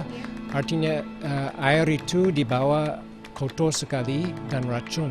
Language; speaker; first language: Indonesian; non-native, fluent; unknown